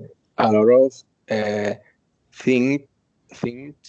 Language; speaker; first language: English; non-native, learner; Spanish